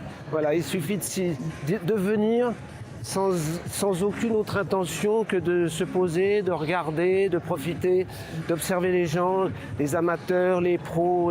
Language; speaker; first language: French; native; French